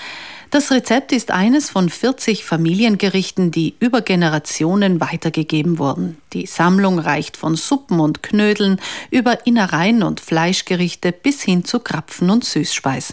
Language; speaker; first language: German; native; German